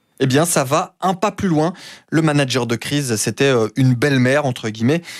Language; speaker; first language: French; native; French